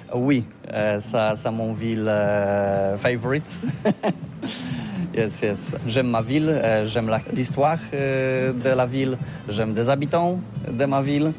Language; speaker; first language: French; non-native, learner; Polish